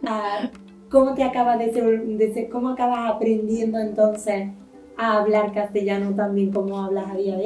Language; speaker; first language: Spanish; native; Spanish